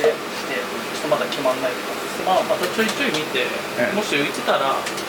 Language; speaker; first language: Japanese; native; Japanese